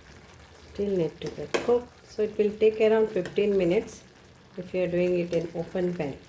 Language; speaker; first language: English; non-native, local second language; Konkani